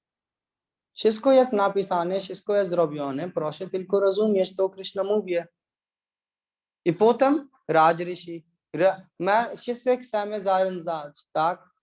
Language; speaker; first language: Polish; non-native, learner; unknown